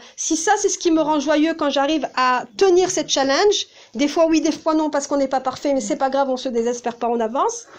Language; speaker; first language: French; early bilingual, heritage; Hebrew